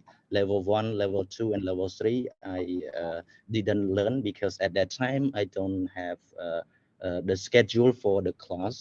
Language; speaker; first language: English; non-native, fluent; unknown